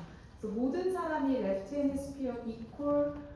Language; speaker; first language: Korean; native; Korean